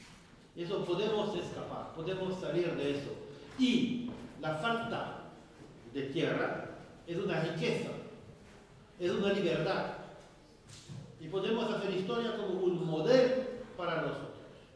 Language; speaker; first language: Spanish; non-native, fluent; French